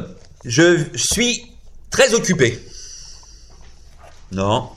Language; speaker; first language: French; native; French